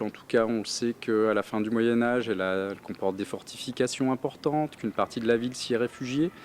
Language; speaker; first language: French; native; French